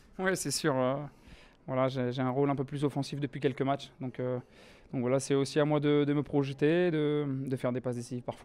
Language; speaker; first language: French; native; French